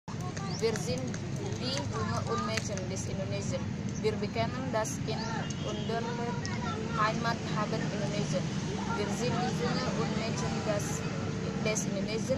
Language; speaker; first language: German; non-native, learner; Indonesian